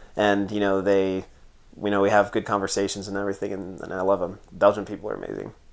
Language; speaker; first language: English; native; English